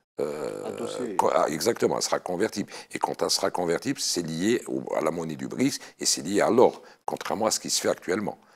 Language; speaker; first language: French; non-native, local second language; Arabic